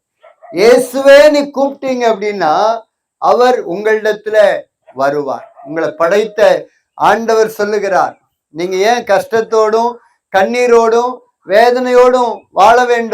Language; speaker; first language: Tamil; native; Tamil